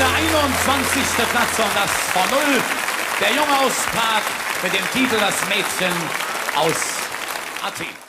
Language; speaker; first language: German; native; German